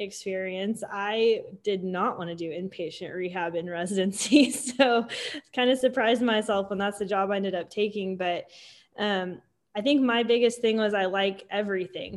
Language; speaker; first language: English; native; English